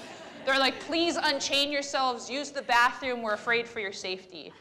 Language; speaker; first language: English; native; English